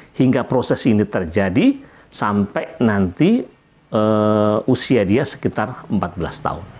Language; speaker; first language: Indonesian; non-native, local second language; Javanese